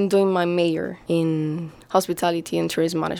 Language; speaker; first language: English; non-native, fluent; Spanish